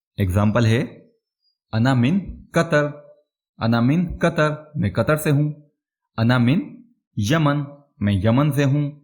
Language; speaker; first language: Hindi; native; Hindi